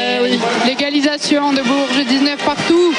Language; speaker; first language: French; native; French